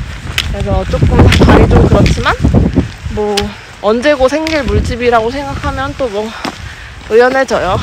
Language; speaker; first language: Korean; native; Korean